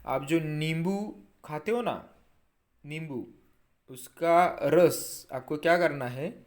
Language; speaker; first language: Hindi; non-native, local second language; Marathi